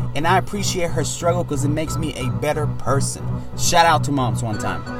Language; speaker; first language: English; early bilingual, other home language; Spanish